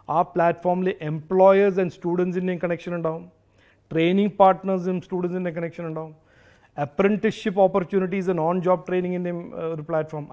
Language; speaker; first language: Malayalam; early bilingual, heritage; Malayalam